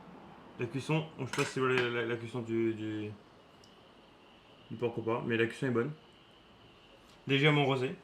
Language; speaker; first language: French; native; French